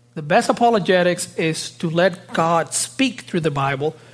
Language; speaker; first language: English; early bilingual, other home language; Spanish